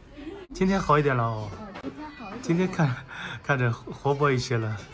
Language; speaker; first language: Chinese; native; Chinese